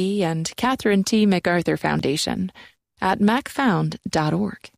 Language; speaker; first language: English; native; English